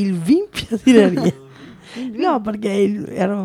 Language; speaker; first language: Italian; native; Italian